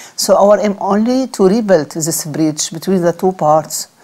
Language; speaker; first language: English; non-native, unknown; Arabic